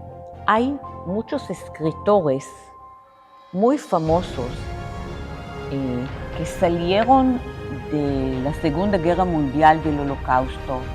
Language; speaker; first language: Spanish; non-native, fluent; Hebrew